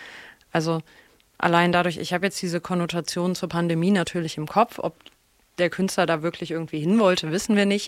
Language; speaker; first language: German; native; German